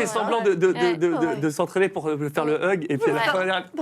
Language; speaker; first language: French; native; French